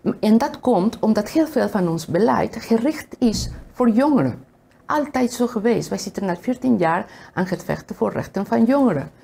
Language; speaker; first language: Dutch; non-native, fluent; Spanish